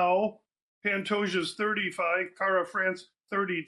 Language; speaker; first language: English; native; English